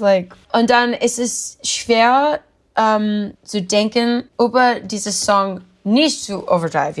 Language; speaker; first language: German; non-native, learner; English